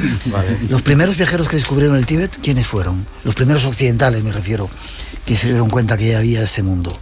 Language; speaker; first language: Spanish; native; Spanish